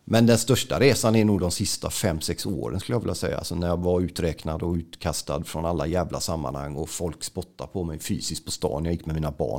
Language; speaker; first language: Swedish; native; Swedish